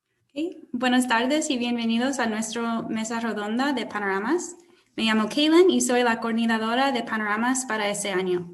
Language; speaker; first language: Spanish; non-native, learner; English